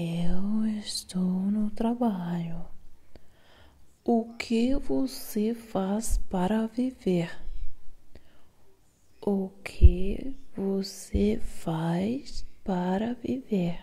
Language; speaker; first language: Portuguese; non-native, learner; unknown